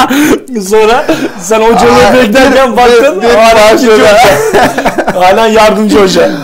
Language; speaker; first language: Turkish; native; Turkish